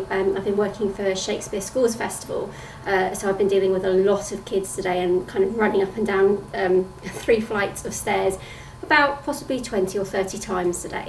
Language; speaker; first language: English; native; English